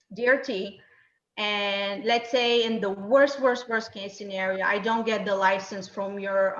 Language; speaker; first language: English; non-native, fluent; Bulgarian